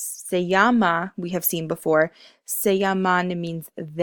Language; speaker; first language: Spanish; non-native, fluent; English